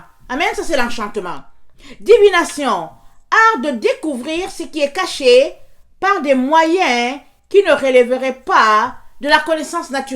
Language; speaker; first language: French; native; French